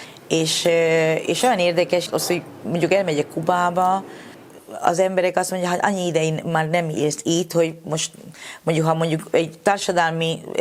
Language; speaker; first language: Hungarian; non-native, fluent; Spanish